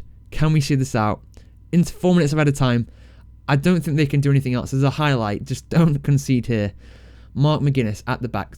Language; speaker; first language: English; native; English